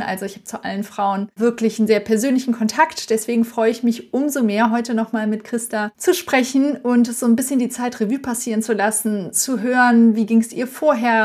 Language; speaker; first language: German; native; German